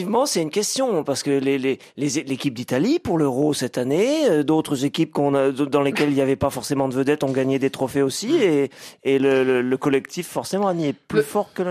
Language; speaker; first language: French; native; French